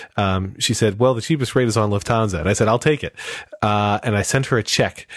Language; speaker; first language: English; native; English